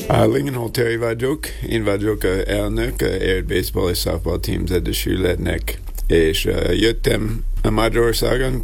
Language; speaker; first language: Hungarian; non-native, learner; English